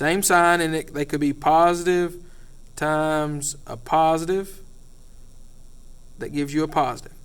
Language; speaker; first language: English; native; English